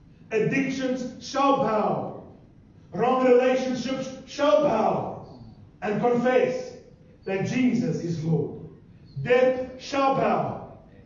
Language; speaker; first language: English; non-native, local second language; Afrikaans